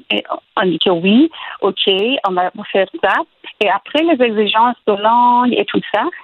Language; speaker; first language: French; non-native, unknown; Persian